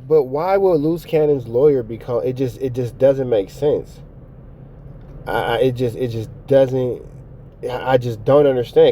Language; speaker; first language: English; native; English